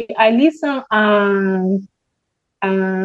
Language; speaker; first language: English; non-native, learner; Portuguese